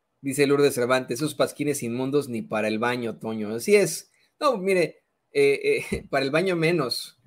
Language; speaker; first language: Spanish; native; Spanish